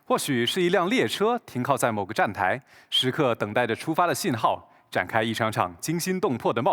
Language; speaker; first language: Chinese; native; Chinese